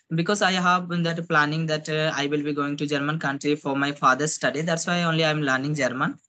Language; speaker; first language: English; non-native, local second language; Odia